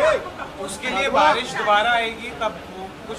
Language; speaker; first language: Hindi; native; Hindi